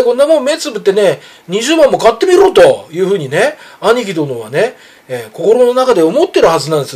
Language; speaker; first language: Japanese; native; Japanese